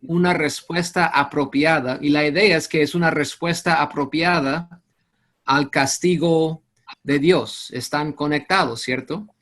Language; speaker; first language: Spanish; non-native, fluent; English